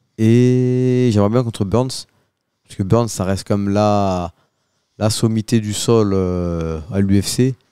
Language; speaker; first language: French; native; French